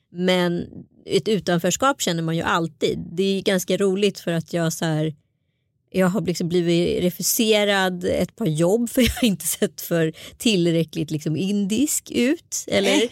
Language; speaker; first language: Swedish; early bilingual, other home language; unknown